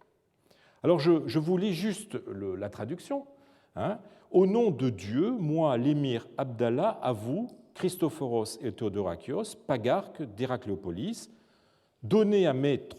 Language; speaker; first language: French; native; French